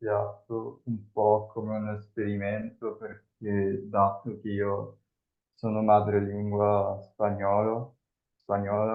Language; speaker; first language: Italian; non-native, fluent; Spanish